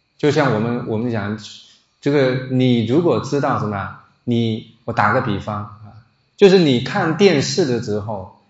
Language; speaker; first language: Chinese; non-native, local second language; Min Nan Chinese